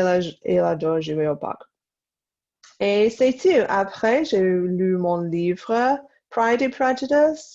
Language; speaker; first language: French; non-native, fluent; English